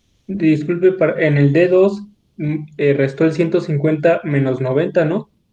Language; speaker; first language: Spanish; native; Spanish